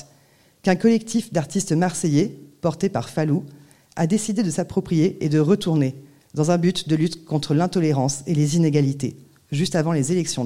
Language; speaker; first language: French; native; French